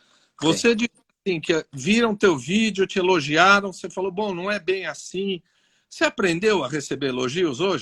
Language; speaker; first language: Portuguese; native; Portuguese